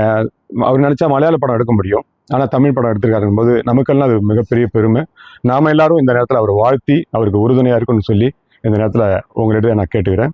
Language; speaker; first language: Tamil; native; Tamil